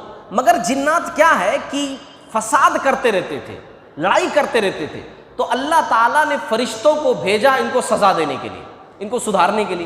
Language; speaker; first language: Urdu; native; Urdu